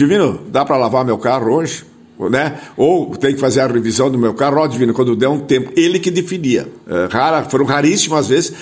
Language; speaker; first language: Portuguese; non-native, local second language; German